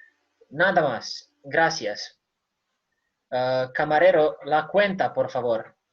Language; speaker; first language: Spanish; non-native, learner; Serbian